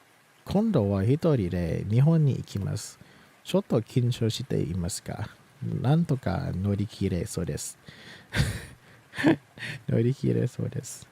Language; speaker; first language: Japanese; non-native, learner; Thai